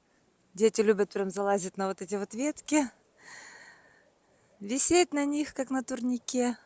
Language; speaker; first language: Russian; native; Russian